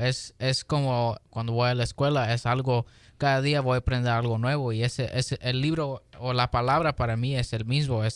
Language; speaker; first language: Spanish; early bilingual, heritage; Spanish